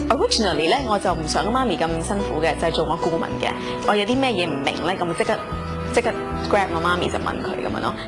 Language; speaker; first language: Cantonese; early bilingual, other home language; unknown